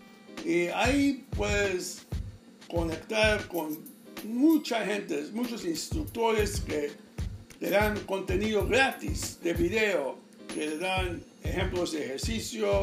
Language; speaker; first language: Spanish; non-native, fluent; English